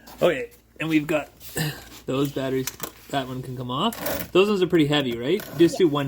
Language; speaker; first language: English; native; English